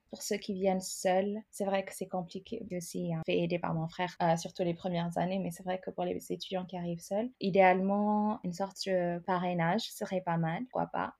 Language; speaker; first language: French; non-native, fluent; Amharic